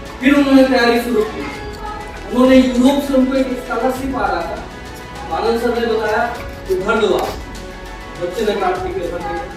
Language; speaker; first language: Hindi; native; Hindi